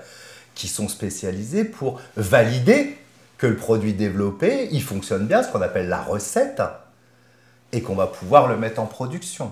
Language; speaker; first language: French; native; French